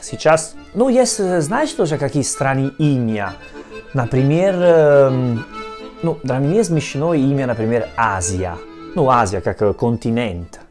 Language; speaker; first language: Russian; non-native, learner; Italian